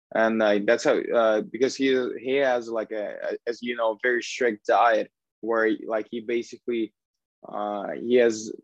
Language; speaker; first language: English; non-native, fluent; Russian